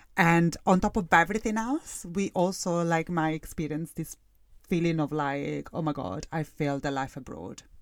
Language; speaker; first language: English; non-native, fluent; Italian